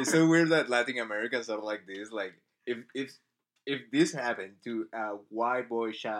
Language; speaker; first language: English; non-native, fluent; Spanish